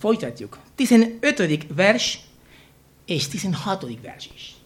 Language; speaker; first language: Hungarian; non-native, fluent; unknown